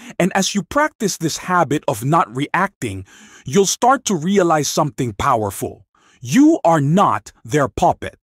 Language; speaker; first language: English; non-native, local second language; Filipino